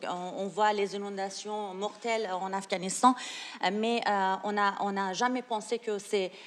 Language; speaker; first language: French; non-native, learner; Persian